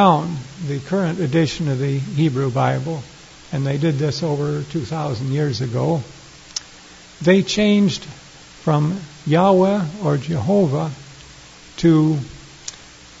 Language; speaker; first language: English; native; English